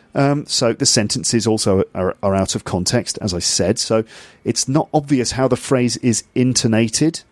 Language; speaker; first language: English; native; English